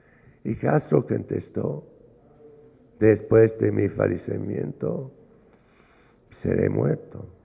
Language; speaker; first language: Spanish; non-native, fluent; English